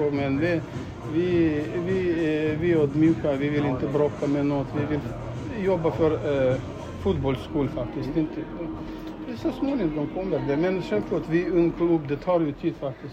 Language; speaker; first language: Swedish; non-native, fluent; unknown